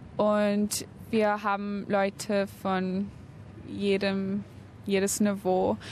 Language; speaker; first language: German; early bilingual, heritage; German